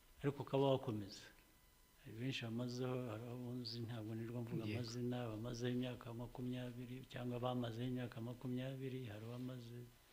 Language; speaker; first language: Kinyarwanda; early bilingual, heritage; Kinyarwanda